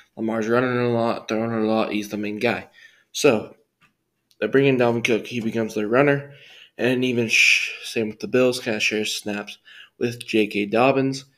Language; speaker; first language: English; native; English